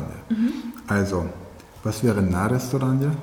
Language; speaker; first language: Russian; non-native, learner; German